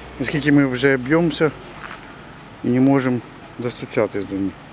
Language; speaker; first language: Ukrainian; native; Ukrainian